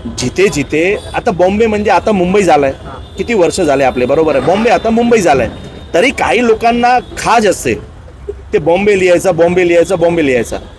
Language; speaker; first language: Marathi; non-native, local second language; Gujarati